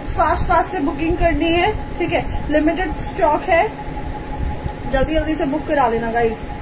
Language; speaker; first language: Hindi; native; Hindi